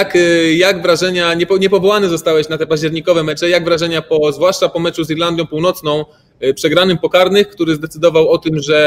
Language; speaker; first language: Polish; native; Polish